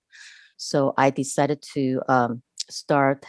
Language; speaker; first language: English; non-native, fluent; Chinese